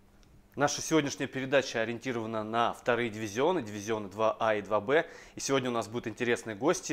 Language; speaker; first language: Russian; native; Russian